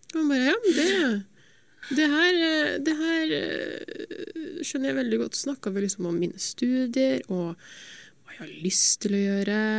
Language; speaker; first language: Norwegian; native; Norwegian